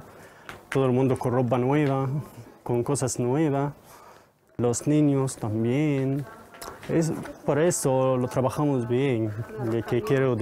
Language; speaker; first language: Spanish; non-native, learner; Arabic